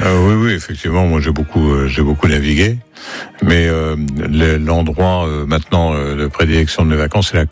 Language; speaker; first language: French; native; French